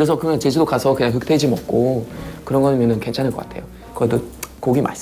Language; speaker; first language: Korean; non-native, fluent; German